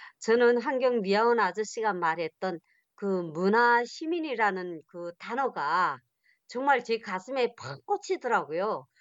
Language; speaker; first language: Korean; native; Korean